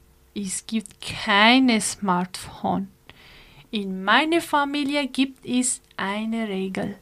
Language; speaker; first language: German; non-native, learner; Arabic